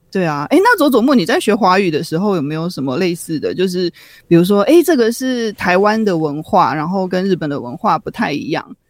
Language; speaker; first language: Chinese; native; Chinese